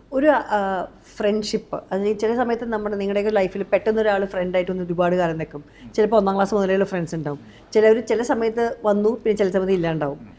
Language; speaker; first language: Malayalam; native; Malayalam